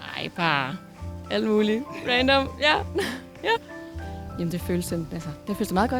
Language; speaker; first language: Danish; native; Danish